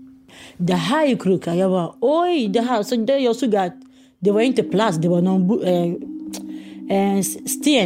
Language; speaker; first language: Swedish; non-native, learner; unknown